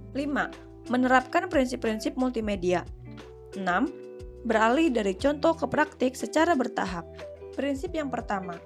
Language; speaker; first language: Indonesian; native; Indonesian